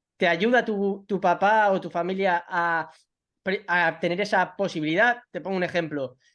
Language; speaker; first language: Spanish; native; Spanish